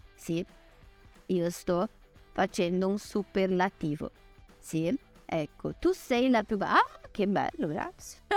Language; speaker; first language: Italian; non-native, fluent; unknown